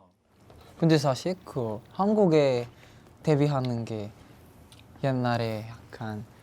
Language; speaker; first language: Korean; non-native, fluent; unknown